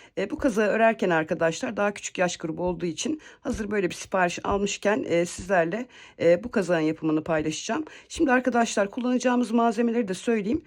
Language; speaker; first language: Turkish; native; Turkish